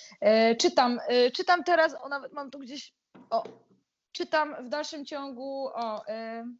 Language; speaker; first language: Polish; native; Polish